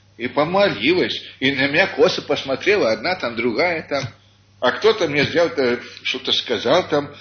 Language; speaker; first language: Russian; early bilingual, heritage; Russian